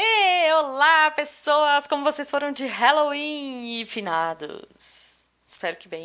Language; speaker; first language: Portuguese; native; Portuguese